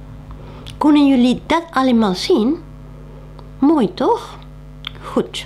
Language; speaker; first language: Dutch; non-native, fluent; Spanish